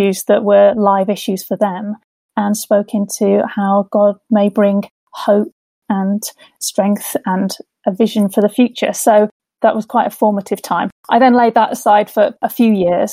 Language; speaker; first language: English; native; English